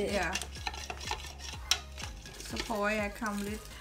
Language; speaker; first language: Danish; non-native, learner; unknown